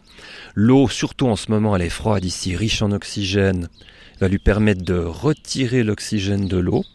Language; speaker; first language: French; native; French